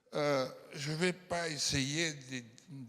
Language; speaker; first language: French; non-native, fluent; Portuguese